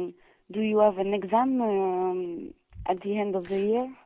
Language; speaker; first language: English; non-native, learner; French